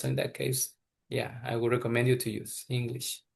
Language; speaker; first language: English; non-native, fluent; Spanish